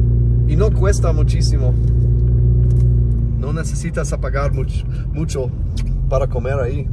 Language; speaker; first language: Spanish; non-native, learner; English